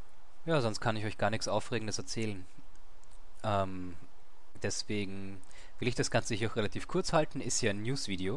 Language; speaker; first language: German; native; German